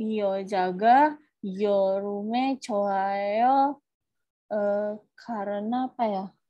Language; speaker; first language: Korean; non-native, learner; Indonesian